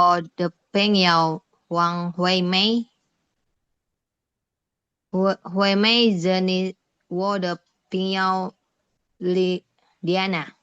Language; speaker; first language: Chinese; non-native, learner; Indonesian